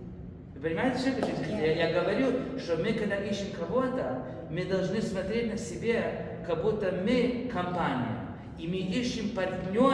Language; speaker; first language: Russian; non-native, fluent; English